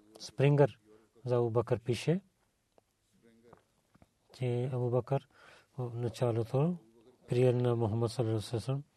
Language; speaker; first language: Bulgarian; non-native, learner; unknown